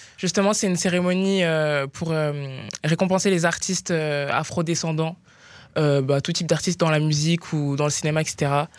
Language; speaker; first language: French; native; French